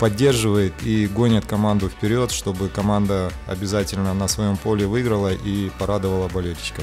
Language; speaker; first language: Russian; native; Russian